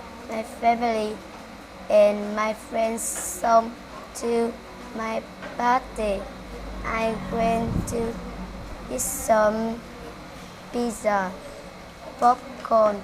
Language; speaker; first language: English; non-native, learner; Vietnamese